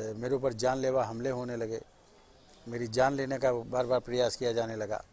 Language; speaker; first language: Hindi; native; Hindi